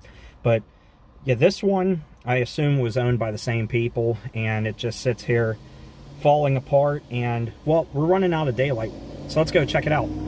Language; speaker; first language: English; native; English